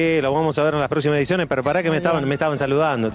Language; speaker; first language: Spanish; native; Spanish